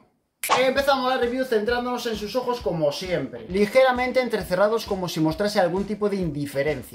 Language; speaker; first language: Spanish; native; Spanish